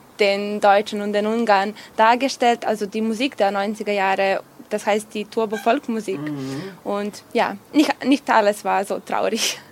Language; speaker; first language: German; non-native, fluent; Serbian